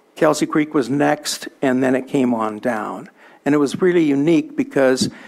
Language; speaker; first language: English; native; English